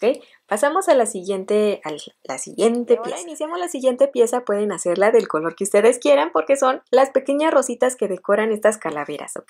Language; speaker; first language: Spanish; native; Spanish